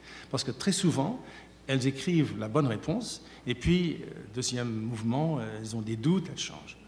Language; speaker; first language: French; native; French